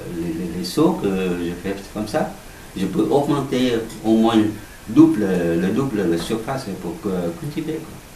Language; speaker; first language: French; non-native, learner; Vietnamese